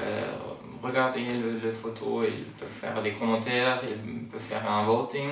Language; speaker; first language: French; non-native, fluent; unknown